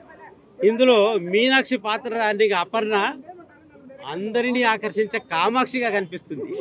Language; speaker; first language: Telugu; native; Telugu